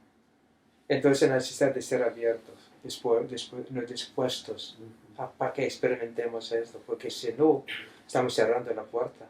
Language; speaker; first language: Spanish; non-native, fluent; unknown